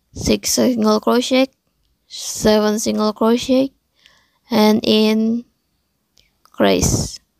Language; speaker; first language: English; non-native, local second language; Indonesian